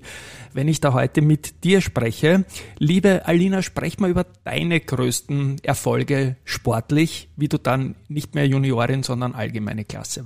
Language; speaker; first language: German; native; German